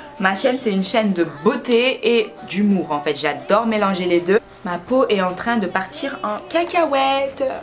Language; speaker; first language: French; early bilingual, other home language; Wolof